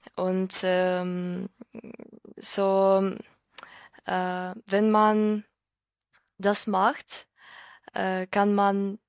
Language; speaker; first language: German; non-native, fluent; Ukrainian